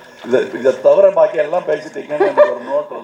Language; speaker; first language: Tamil; native; Tamil